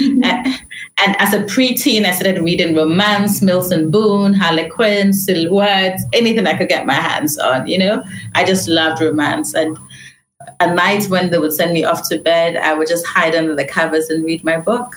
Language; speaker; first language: English; non-native, local second language; Akan